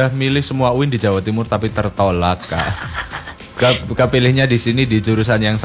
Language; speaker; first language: Indonesian; native; Indonesian